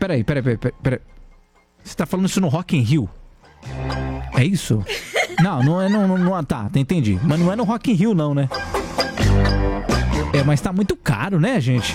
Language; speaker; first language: Portuguese; native; Portuguese